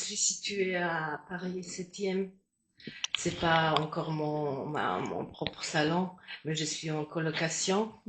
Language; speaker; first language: French; non-native, fluent; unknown